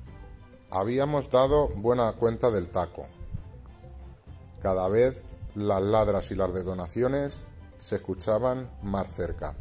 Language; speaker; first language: Spanish; native; Spanish